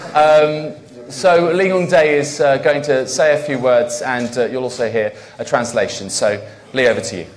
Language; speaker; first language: English; native; English